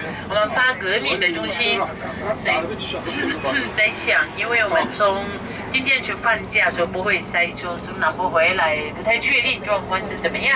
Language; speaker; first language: Chinese; non-native, fluent; Arabic